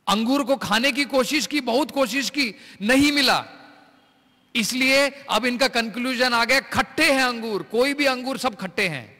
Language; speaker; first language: Hindi; native; Hindi